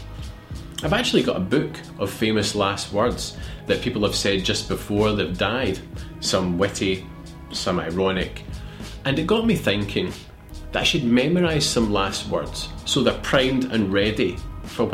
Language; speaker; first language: English; native; English